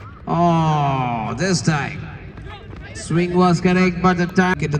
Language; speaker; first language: English; non-native, local second language; Malayalam